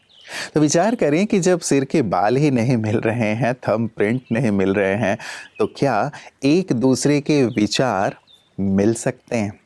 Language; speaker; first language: Hindi; native; Hindi